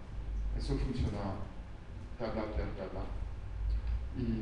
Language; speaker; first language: Spanish; non-native, fluent; French